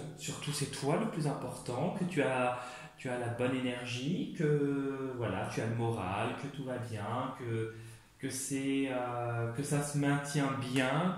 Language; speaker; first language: French; native; French